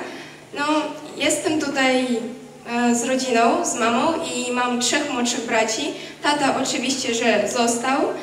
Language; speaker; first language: Polish; non-native, fluent; Crimean Tatar